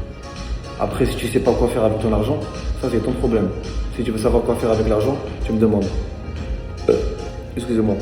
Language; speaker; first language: French; non-native, local second language; Arabic